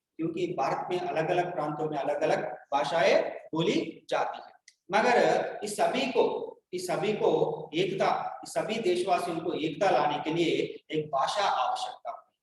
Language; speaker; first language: Hindi; non-native, local second language; Telugu